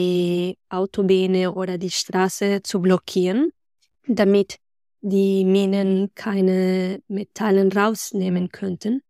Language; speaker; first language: German; non-native, fluent; Spanish